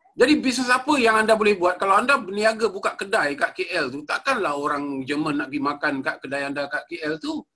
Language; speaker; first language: Malay; native; Malay